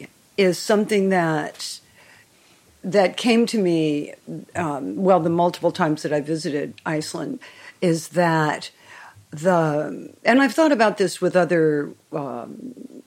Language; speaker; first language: English; native; English